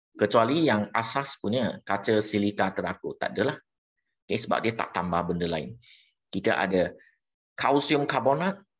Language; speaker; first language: Malay; non-native, local second language; Chinese